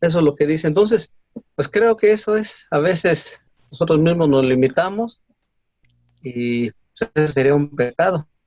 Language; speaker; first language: Spanish; native; Spanish